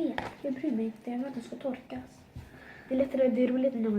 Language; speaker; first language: Swedish; early bilingual, other home language; Turkish